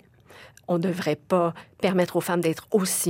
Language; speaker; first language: French; native; French